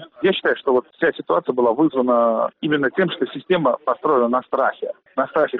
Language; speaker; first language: Russian; native; Russian